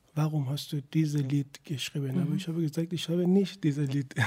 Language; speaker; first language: German; non-native, fluent; Persian